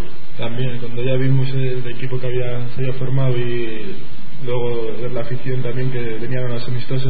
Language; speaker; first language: Spanish; native; Spanish